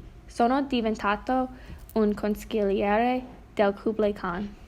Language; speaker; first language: Italian; non-native, learner; English